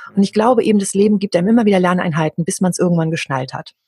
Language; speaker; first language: German; native; German